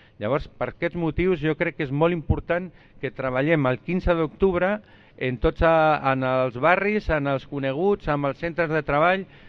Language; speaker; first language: Catalan; non-native, local second language; Spanish